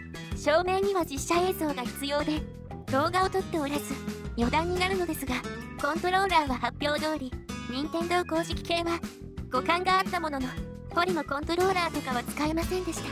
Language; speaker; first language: Japanese; native; Japanese